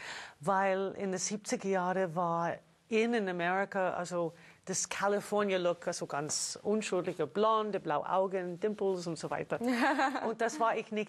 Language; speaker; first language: German; non-native, fluent; English